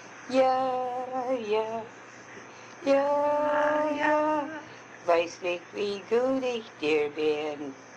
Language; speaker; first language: German; early bilingual, heritage; German